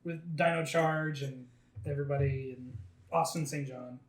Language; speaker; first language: English; native; English